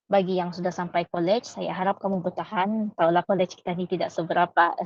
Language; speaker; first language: Malay; native; Malay